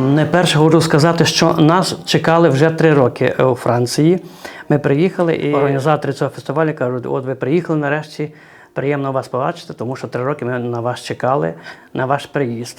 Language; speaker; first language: Ukrainian; native; Ukrainian